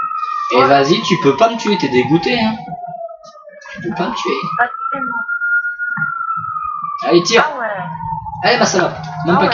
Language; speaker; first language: French; native; French